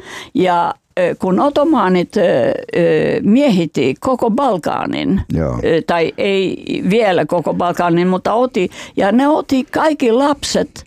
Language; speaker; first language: Finnish; non-native, fluent; Albanian